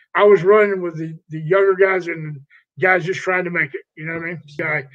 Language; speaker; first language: English; native; English